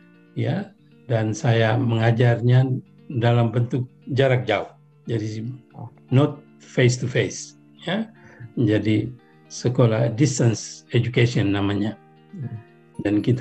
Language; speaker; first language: Indonesian; non-native, local second language; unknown